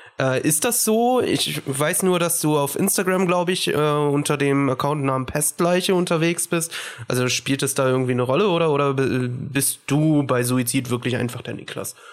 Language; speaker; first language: German; early bilingual, other home language; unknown